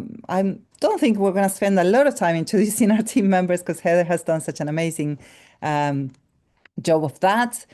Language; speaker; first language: English; non-native, fluent; Spanish